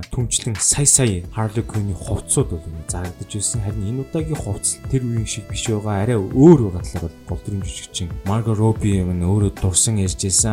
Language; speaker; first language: Mongolian; native; Mongolian